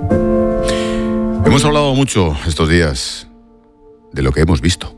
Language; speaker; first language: Spanish; native; Spanish